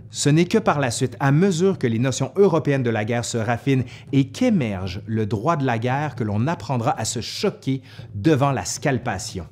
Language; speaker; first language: French; native; French